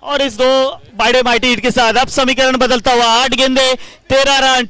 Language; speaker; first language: Hindi; non-native, local second language; Marathi